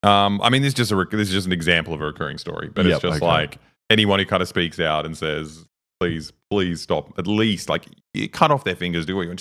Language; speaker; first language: English; native; English